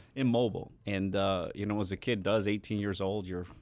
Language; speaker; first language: English; native; English